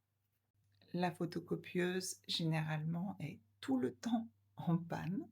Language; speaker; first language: French; native; French